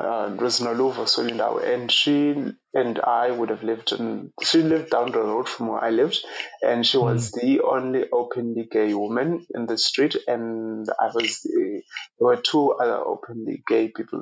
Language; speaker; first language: English; non-native, local second language; Xhosa